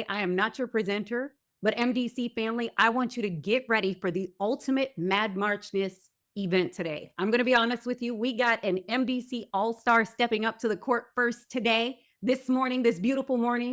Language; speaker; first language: English; native; English